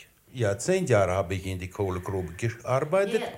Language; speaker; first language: German; early bilingual, heritage; German